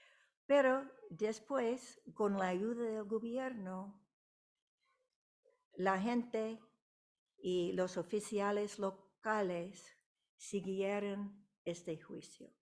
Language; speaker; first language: Spanish; non-native, fluent; English